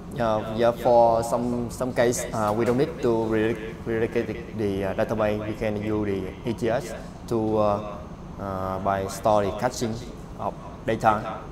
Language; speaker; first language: English; non-native, learner; Vietnamese